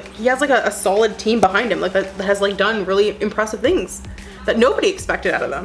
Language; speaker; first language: English; native; English